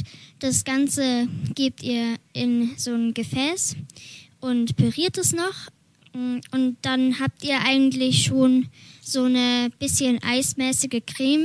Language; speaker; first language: German; native; German